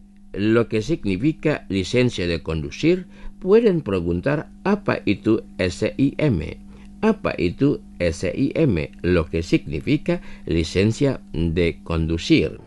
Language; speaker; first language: Spanish; non-native, fluent; Indonesian